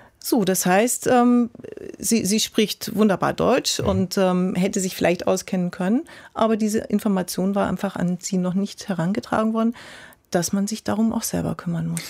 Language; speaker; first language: German; native; German